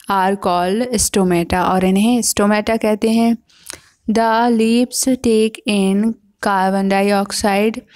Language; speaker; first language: Hindi; native; Hindi